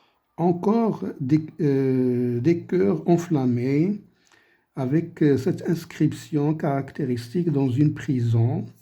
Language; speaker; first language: French; non-native, local second language; Arabic